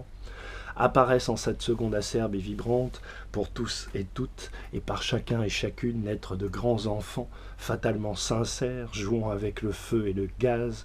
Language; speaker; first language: French; native; French